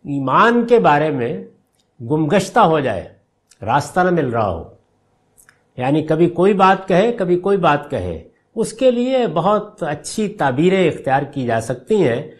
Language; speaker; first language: Urdu; native; Urdu